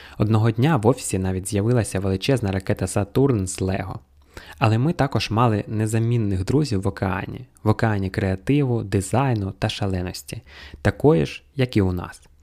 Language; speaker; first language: Ukrainian; non-native, local second language; Russian